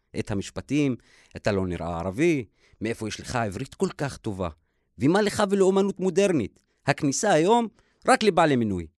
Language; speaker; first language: Hebrew; non-native, local second language; Arabic